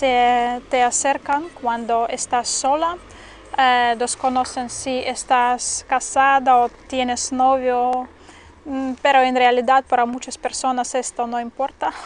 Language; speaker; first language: Spanish; non-native, fluent; Russian